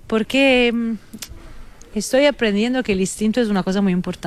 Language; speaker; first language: Spanish; non-native, fluent; Italian